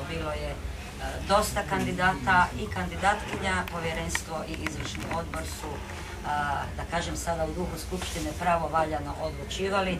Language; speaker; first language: Croatian; native; Croatian